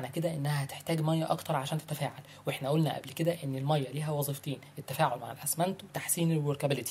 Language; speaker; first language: Arabic; native; Arabic